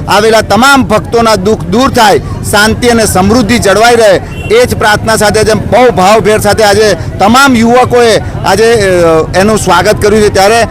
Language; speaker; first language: Gujarati; native; Gujarati